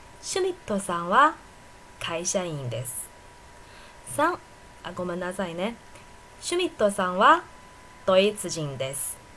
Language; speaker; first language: Japanese; non-native, fluent; Chinese